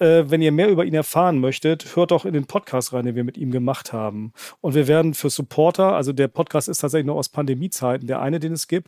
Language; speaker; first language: German; native; German